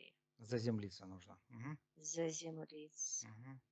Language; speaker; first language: Russian; native; Russian